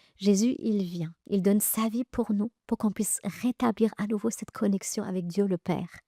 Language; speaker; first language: French; early bilingual, other home language; Persian